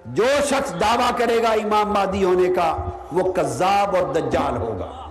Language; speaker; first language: Urdu; non-native, local second language; Punjabi